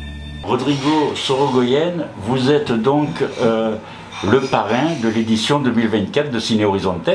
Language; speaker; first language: French; native; French